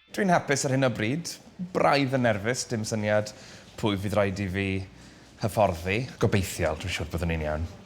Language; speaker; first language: Welsh; native; Welsh